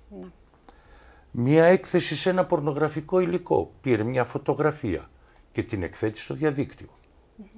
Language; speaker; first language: Greek; native; Greek